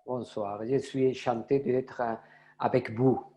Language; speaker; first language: French; non-native, learner; Spanish